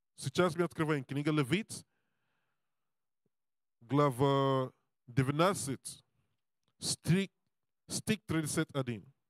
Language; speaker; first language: Russian; non-native, learner; Serbian